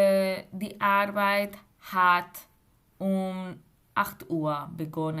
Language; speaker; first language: German; non-native, fluent; Spanish